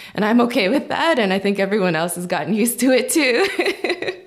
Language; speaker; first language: English; early bilingual, other home language; Korean